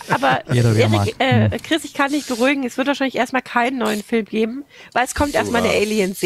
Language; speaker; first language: German; native; German